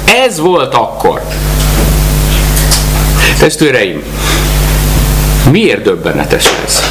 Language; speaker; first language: Hungarian; native; Hungarian